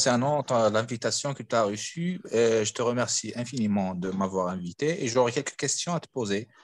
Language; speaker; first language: French; non-native, fluent; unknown